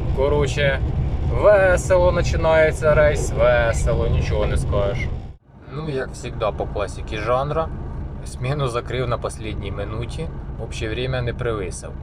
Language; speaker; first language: Ukrainian; native; Ukrainian